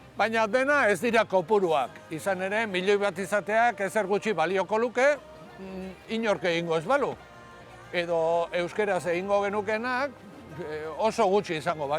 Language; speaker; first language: Basque; native; Basque